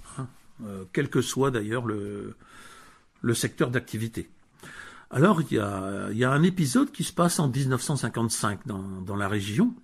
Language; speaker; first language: French; native; French